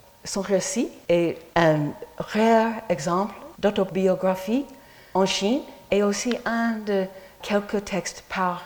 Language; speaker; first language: French; non-native, fluent; English